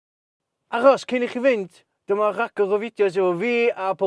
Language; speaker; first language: Welsh; native; Welsh